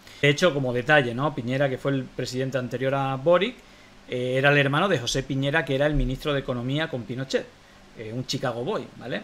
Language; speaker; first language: Spanish; native; Spanish